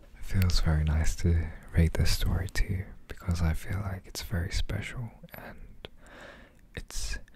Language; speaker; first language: English; early bilingual, other home language; Korean